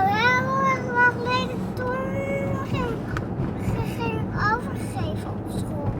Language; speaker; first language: Dutch; early bilingual, other home language; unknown